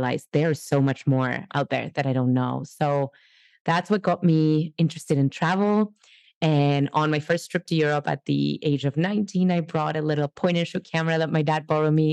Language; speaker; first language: English; non-native, fluent; Spanish